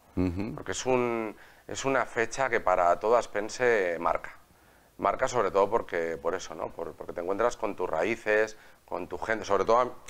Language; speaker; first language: Spanish; native; Spanish